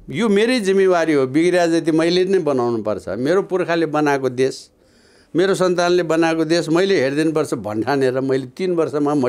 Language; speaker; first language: Nepali; native; Nepali